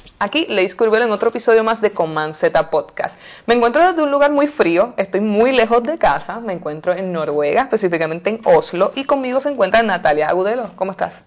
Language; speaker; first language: Spanish; native; Spanish